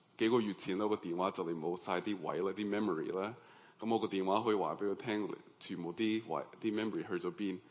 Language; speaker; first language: Cantonese; early bilingual, heritage; Cantonese